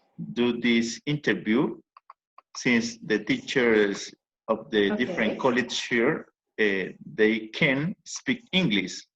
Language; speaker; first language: English; non-native, learner; Spanish